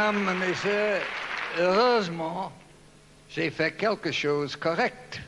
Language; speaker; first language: French; non-native, learner; English